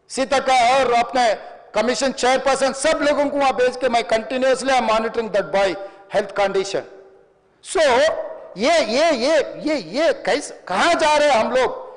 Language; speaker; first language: Hindi; non-native, local second language; Telugu